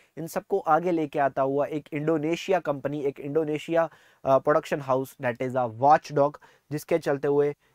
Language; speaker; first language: Hindi; non-native, local second language; Punjabi